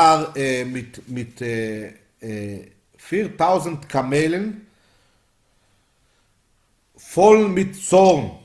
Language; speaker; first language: German; non-native, fluent; Yiddish